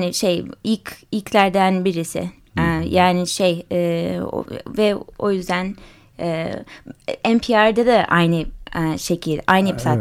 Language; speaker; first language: Turkish; early bilingual, heritage; English